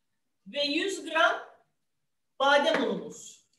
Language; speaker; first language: Turkish; native; Turkish